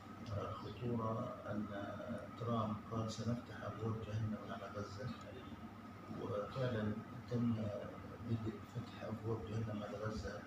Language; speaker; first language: Arabic; native; Arabic